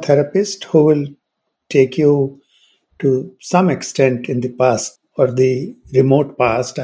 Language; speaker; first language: English; non-native, local second language; Hindi